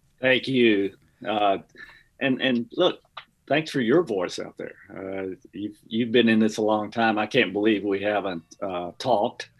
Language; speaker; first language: English; native; English